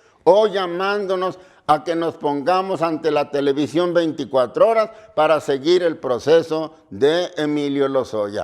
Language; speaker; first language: Spanish; native; Spanish